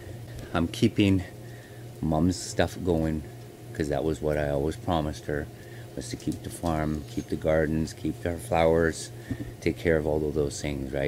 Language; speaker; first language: English; native; English